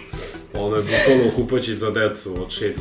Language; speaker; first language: Bosnian; native; Bosnian